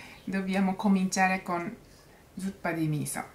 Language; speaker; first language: Italian; non-native, learner; Japanese